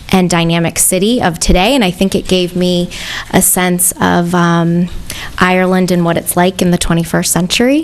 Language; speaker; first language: English; native; English